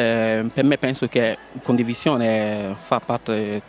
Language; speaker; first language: Italian; non-native, learner; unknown